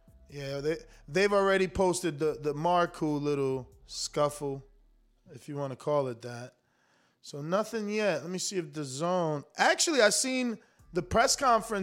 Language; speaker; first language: English; native; English